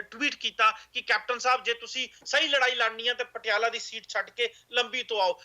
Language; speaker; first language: Hindi; non-native, local second language; Punjabi